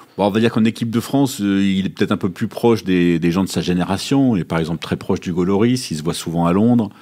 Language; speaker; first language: French; native; French